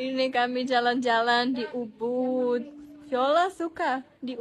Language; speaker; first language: Indonesian; non-native, fluent; Russian